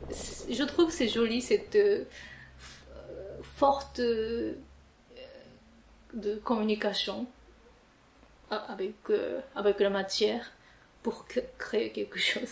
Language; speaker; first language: French; non-native, fluent; Japanese